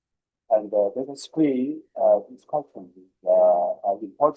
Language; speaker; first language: English; non-native, learner; Chinese